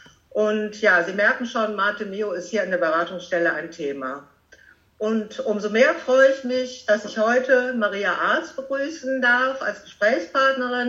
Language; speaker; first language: German; native; German